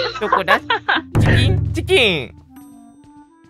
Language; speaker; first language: Japanese; native; Japanese